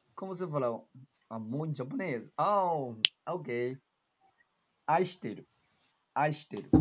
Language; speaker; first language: Portuguese; non-native, learner; Chinese